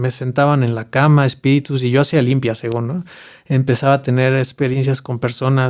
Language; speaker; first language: Spanish; native; Spanish